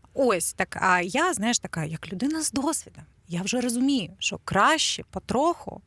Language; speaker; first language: Ukrainian; non-native, local second language; Russian